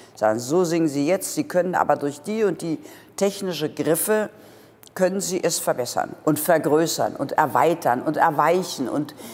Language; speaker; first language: German; native; German